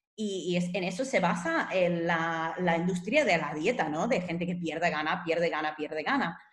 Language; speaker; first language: Spanish; non-native, fluent; English